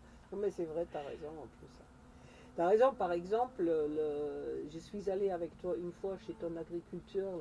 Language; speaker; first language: French; non-native, fluent; German